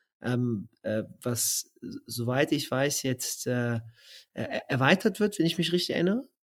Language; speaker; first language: German; native; German